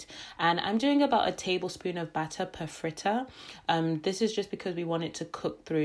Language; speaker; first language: English; native; English